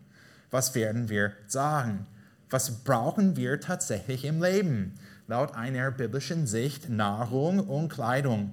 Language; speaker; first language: German; non-native, fluent; English